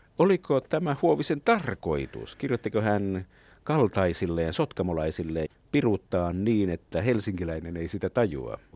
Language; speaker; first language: Finnish; native; Finnish